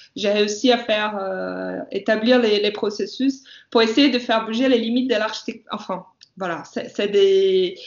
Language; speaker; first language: French; non-native, fluent; Portuguese